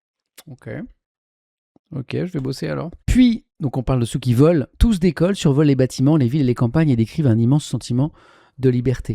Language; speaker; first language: French; native; French